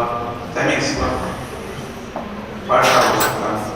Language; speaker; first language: Russian; native; Russian